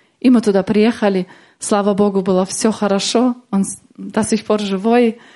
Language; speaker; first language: Russian; early bilingual, heritage; Russian